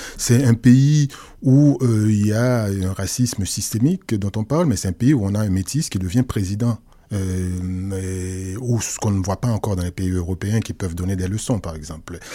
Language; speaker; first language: French; non-native, local second language; Haitian Creole